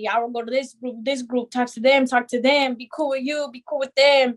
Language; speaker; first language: English; native; English